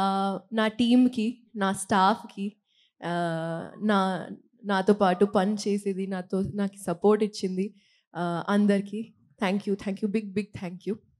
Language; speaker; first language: Telugu; non-native, local second language; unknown